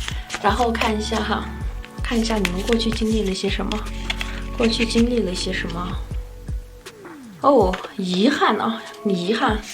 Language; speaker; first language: Chinese; native; Chinese